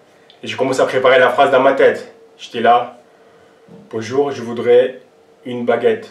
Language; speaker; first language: French; non-native, local second language; Armenian